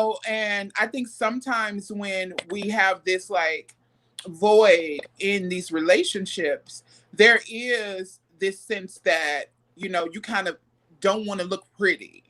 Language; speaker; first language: English; native; English